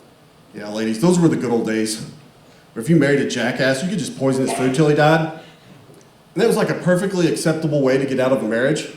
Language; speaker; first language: English; native; English